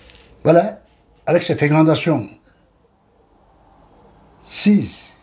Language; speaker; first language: French; non-native, learner; Turkish